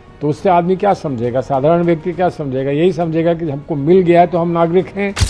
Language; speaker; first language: Hindi; native; Hindi